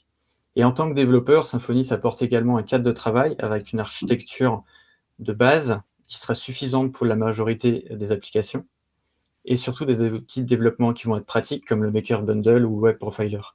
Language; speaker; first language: French; native; French